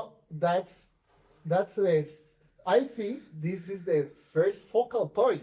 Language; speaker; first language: English; non-native, fluent; Spanish